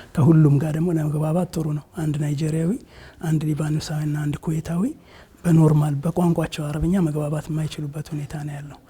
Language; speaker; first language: Amharic; native; Amharic